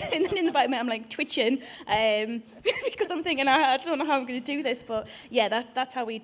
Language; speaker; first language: English; native; English